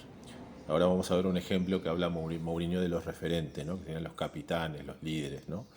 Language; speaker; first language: Spanish; native; Spanish